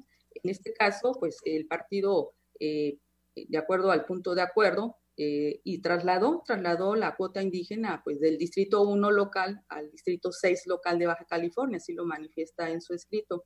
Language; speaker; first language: Spanish; native; Spanish